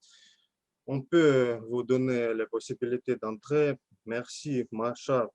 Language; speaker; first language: French; non-native, fluent; Russian